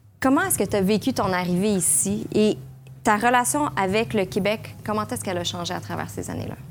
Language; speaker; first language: French; native; French